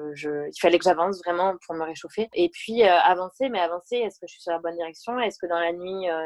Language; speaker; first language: French; native; French